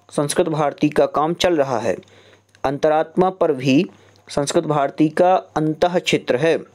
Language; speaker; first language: Hindi; native; Hindi